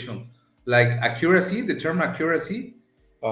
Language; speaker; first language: English; non-native, learner; Spanish